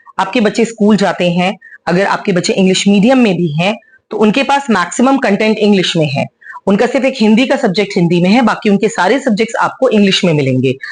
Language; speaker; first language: Hindi; native; Hindi